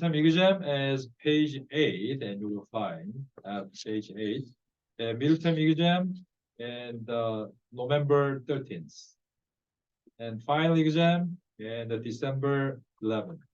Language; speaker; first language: English; non-native, fluent; Korean